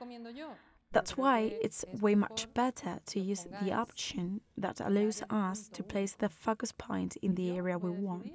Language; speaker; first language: English; non-native, fluent; Spanish